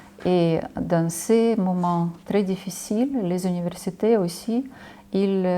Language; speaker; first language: French; non-native, fluent; Ukrainian